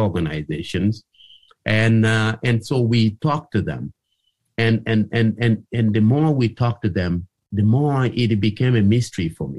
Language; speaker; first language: English; non-native, local second language; Acoli